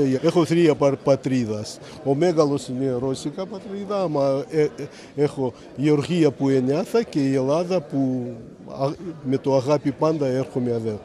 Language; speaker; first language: Greek; early bilingual, heritage; Greek